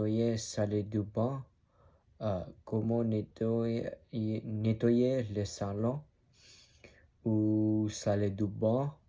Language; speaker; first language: French; non-native, learner; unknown